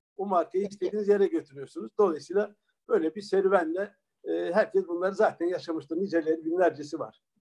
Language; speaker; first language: Turkish; early bilingual, other home language; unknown